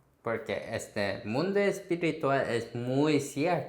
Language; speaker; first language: Spanish; non-native, fluent; Korean